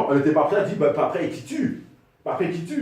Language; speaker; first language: French; native; French